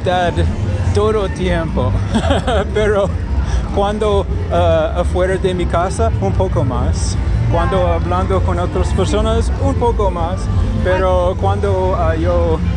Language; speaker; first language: Spanish; non-native, learner; English